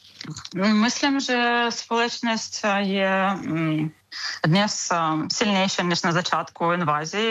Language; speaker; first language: Czech; non-native, learner; Ukrainian